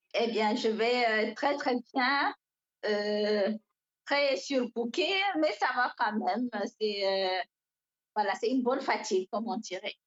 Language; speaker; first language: French; non-native, local second language; Fula